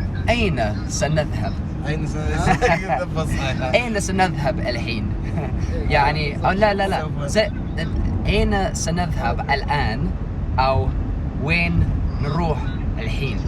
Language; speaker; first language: Arabic; non-native, learner; English